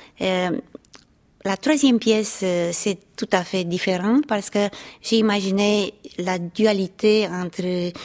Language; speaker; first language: French; non-native, fluent; Romanian